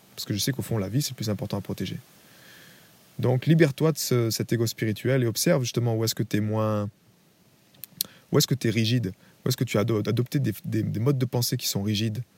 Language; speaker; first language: French; native; French